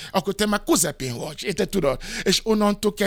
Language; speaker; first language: Hungarian; non-native, fluent; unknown